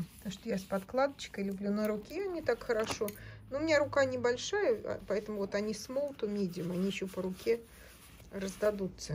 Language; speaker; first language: Russian; native; Russian